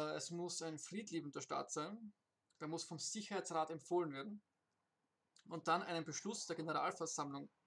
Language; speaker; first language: German; native; German